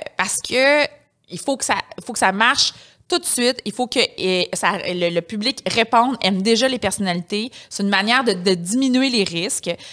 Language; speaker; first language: French; native; French